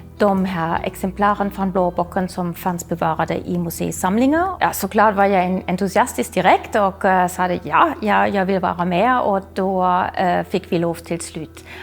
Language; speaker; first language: Swedish; non-native, fluent; German